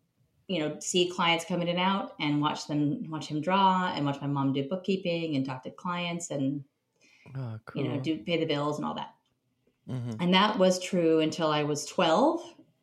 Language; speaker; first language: English; native; English